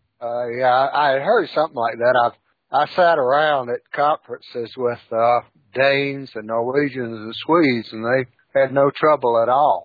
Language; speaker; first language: English; native; English